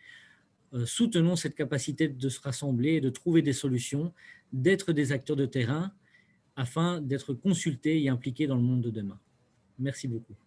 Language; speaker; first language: French; native; French